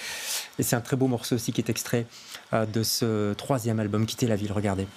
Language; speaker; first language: French; native; French